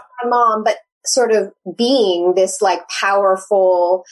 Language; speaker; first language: English; native; English